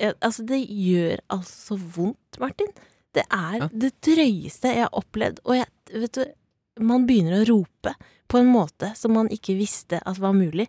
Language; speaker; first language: Norwegian; native; Norwegian